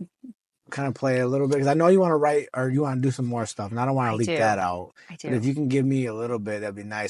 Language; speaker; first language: English; native; English